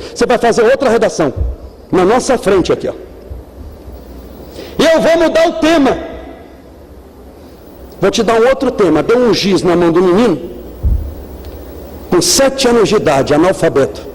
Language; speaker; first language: Portuguese; native; Portuguese